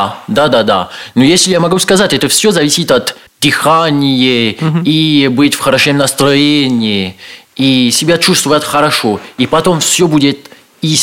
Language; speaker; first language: Russian; non-native, learner; French